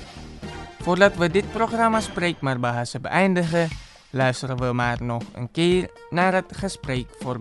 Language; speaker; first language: Dutch; non-native, learner; Indonesian